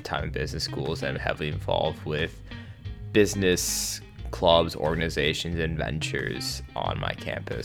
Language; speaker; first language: English; native; English